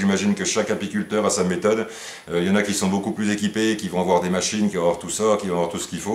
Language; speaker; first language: French; native; French